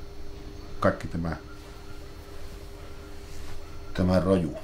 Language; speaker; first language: Finnish; native; Finnish